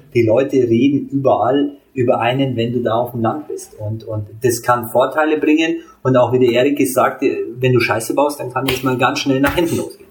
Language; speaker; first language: German; early bilingual, other home language; Hungarian